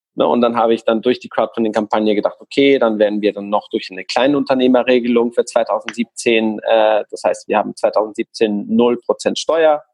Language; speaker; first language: German; non-native, fluent; Spanish